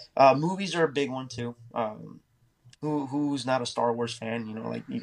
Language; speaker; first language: English; native; English